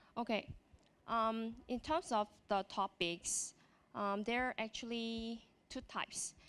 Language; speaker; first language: English; non-native, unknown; Korean